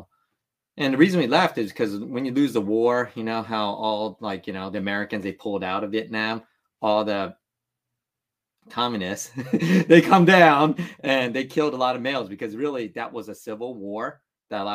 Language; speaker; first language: English; early bilingual, other home language; Vietnamese